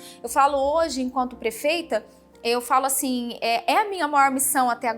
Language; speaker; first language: Portuguese; native; Portuguese